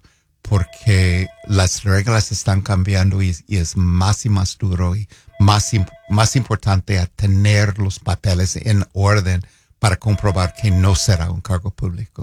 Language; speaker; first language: Spanish; non-native, fluent; English